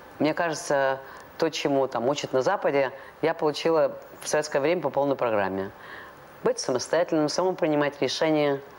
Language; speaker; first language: Russian; non-native, local second language; Latvian